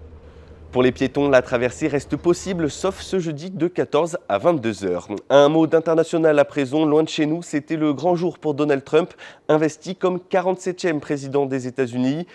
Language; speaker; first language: French; native; French